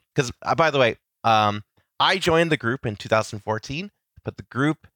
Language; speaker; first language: English; native; English